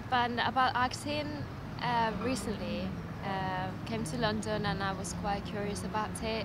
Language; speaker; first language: English; non-native, fluent; Spanish